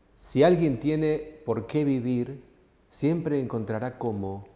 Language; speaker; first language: Spanish; native; Spanish